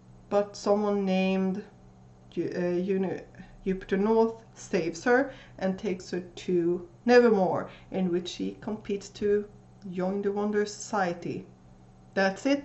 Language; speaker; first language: English; non-native, fluent; Swedish